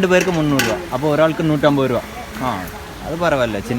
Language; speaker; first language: Tamil; non-native, learner; Malayalam